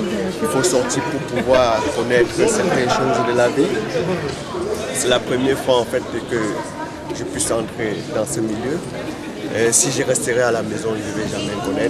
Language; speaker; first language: French; non-native, fluent; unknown